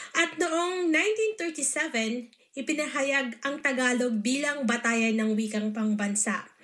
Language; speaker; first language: Filipino; native; Filipino